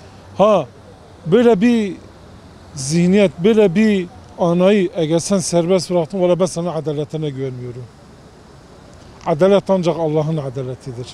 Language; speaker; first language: Turkish; non-native, local second language; Kurdish